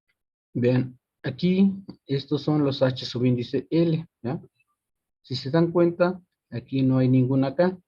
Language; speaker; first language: Spanish; native; Spanish